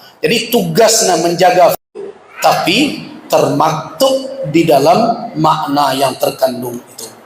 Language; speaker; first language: Malay; non-native, local second language; Minangkabau